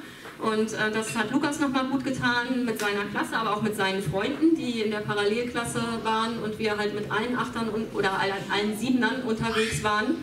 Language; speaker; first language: German; native; German